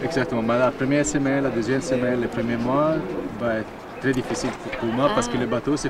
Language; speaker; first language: French; non-native, learner; Italian